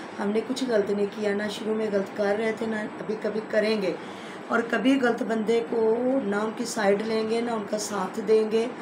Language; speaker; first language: Urdu; non-native, local second language; Punjabi